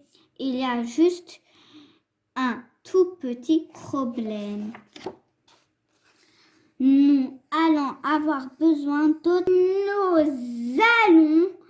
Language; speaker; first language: French; non-native, fluent; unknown